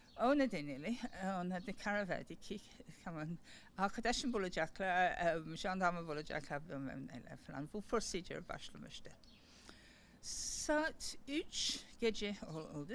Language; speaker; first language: Turkish; non-native, learner; English